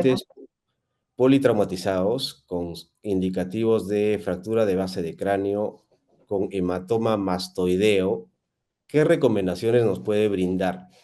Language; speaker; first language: Spanish; native; Spanish